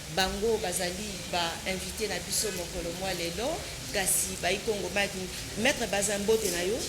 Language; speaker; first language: Lingala; native; Lingala